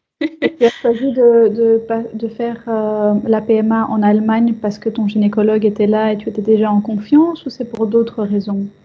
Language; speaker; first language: French; native; French